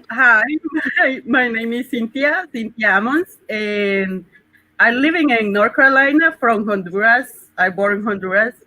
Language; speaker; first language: English; non-native, fluent; Spanish